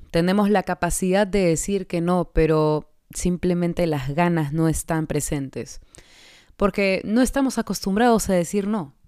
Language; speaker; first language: Spanish; native; Spanish